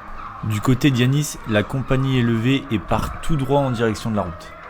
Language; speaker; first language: French; native; French